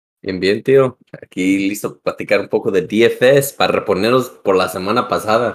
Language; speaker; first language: Spanish; early bilingual, heritage; Spanish